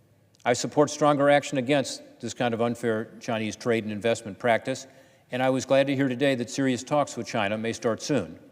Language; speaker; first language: English; native; English